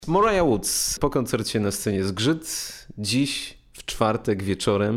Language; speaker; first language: Polish; native; Polish